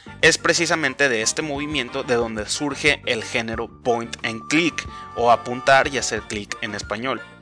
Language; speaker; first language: Spanish; native; Spanish